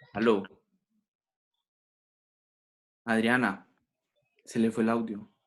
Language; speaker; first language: Spanish; native; Spanish